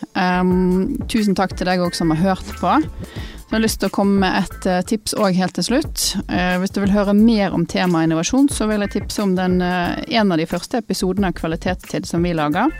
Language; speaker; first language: Norwegian; native; Norwegian